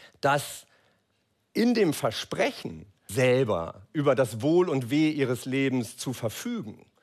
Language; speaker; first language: German; native; German